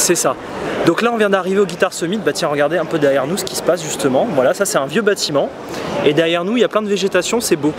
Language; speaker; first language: French; native; French